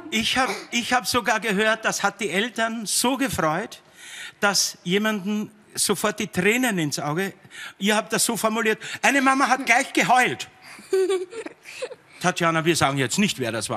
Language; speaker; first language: German; native; German